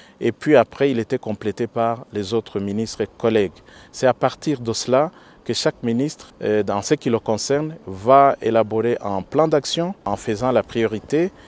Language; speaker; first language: French; non-native, local second language; Rundi